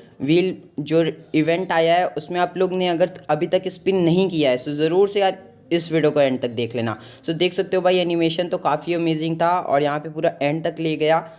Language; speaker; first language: Hindi; native; Hindi